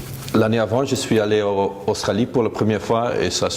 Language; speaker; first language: French; non-native, local second language; Dutch